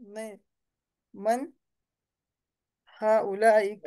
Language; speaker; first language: Arabic; non-native, learner; Urdu